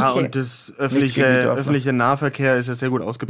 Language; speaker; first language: German; native; German